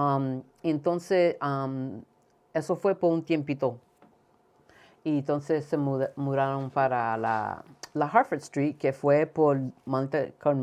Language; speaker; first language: Spanish; early bilingual, heritage; Spanish